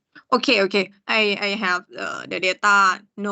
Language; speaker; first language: English; non-native, learner; Thai